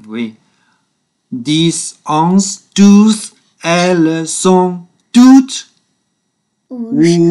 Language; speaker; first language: French; non-native, learner; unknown